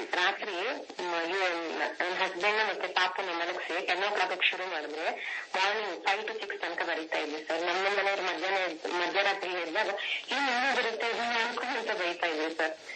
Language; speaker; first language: Kannada; non-native, local second language; Kodava